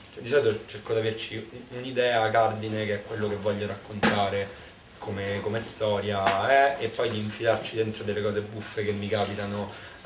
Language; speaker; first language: Italian; native; Italian